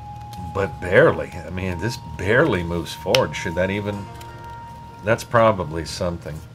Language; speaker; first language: English; native; English